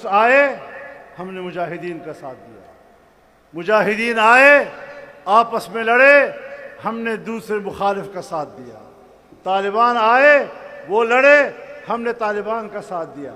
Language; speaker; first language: Urdu; non-native, local second language; Pashto